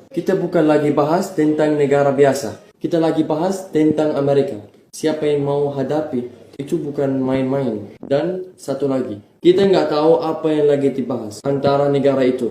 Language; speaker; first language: Indonesian; non-native, fluent; Arabic